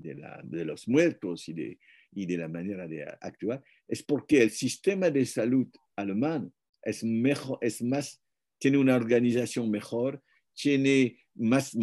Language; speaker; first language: Spanish; non-native, fluent; French